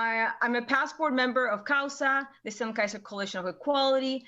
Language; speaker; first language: English; early bilingual, other home language; Spanish